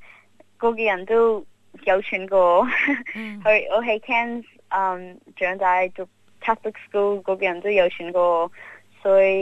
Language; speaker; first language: Cantonese; early bilingual, heritage; Cantonese